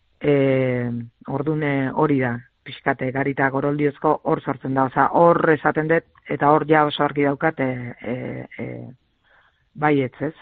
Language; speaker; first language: Basque; native; Basque